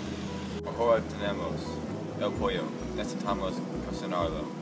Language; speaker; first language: Spanish; non-native, learner; English